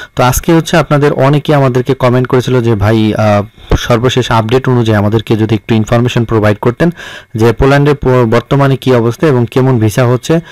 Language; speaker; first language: Bangla; native; Bangla